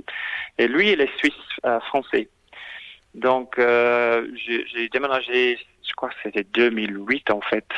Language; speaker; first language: French; non-native, fluent; English